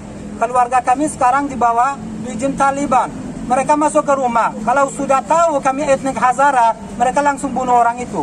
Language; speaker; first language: Indonesian; non-native, fluent; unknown